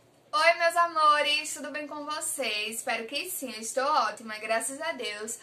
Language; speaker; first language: Portuguese; native; Portuguese